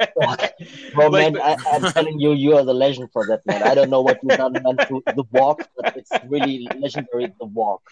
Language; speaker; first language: English; early bilingual, other home language; Thai